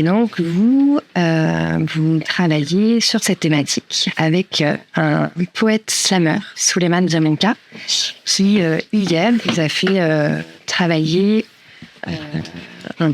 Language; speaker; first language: French; native; French